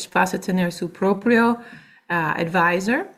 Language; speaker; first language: Spanish; non-native, fluent; English